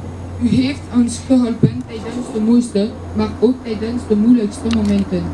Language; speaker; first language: Dutch; non-native, local second language; French